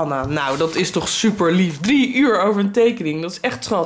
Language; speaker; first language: Dutch; native; Dutch